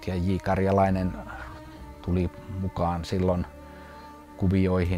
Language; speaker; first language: Finnish; native; Finnish